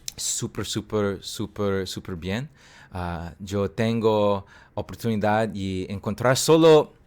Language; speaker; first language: Spanish; non-native, learner; English